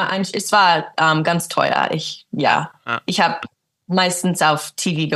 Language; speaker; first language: German; early bilingual, heritage; English